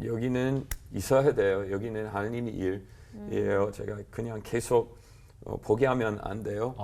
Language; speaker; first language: Korean; non-native, learner; English